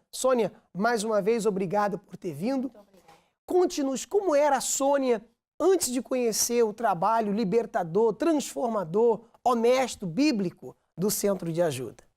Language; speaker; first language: Portuguese; native; Portuguese